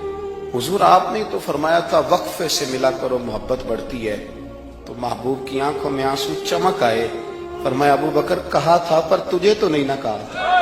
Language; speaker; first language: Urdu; non-native, local second language; Punjabi